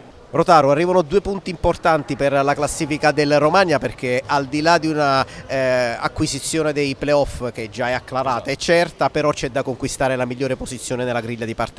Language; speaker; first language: Italian; native; Italian